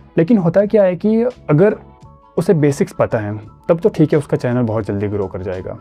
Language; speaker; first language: Hindi; non-native, local second language; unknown